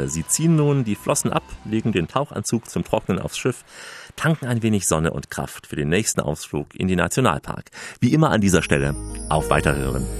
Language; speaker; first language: German; native; German